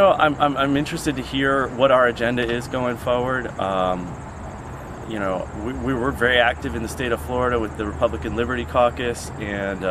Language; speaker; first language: English; native; English